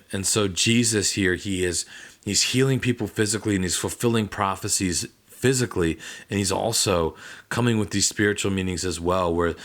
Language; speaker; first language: English; native; English